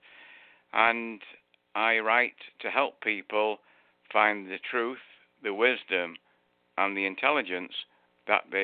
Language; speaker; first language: English; native; English